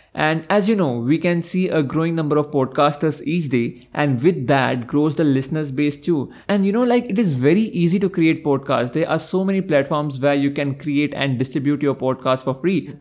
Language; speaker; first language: English; non-native, local second language; Hindi